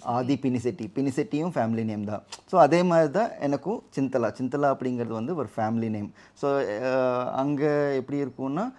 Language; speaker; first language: Tamil; non-native, local second language; Telugu